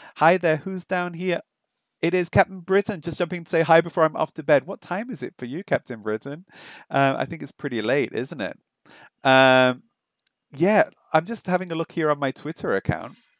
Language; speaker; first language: English; native; English